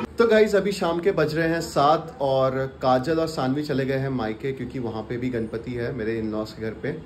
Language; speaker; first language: Hindi; native; Hindi